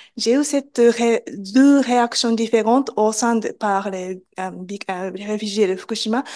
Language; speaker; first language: French; non-native, fluent; Japanese